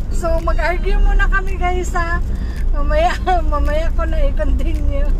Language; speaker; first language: Filipino; non-native, local second language; Cebuano